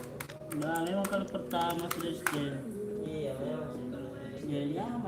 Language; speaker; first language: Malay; non-native, local second language; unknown